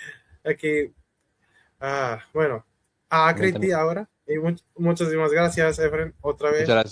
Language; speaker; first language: Spanish; non-native, fluent; Hindi